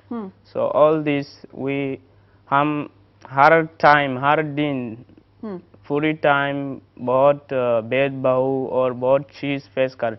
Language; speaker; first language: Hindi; non-native, learner; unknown